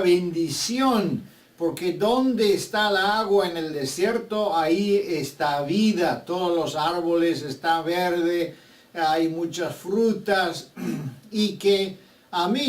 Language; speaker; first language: Spanish; non-native, fluent; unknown